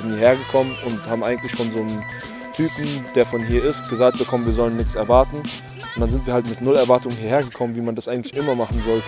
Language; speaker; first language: German; native; German